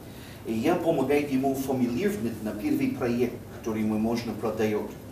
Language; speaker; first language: Russian; non-native, learner; English